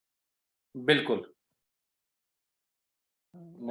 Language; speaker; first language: Hindi; native; Hindi